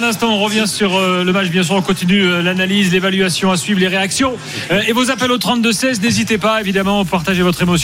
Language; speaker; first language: French; native; French